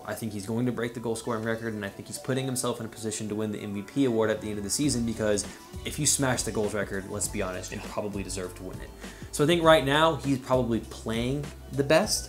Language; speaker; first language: English; native; English